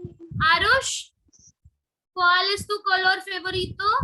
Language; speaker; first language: Spanish; non-native, learner; Hindi